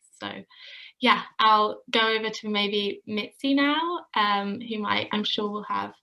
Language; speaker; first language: English; native; English